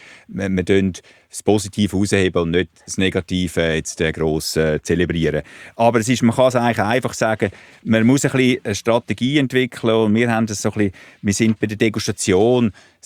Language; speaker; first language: German; native; German